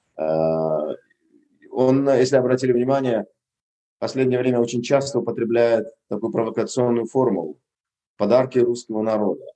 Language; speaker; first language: Russian; non-native, local second language; Uzbek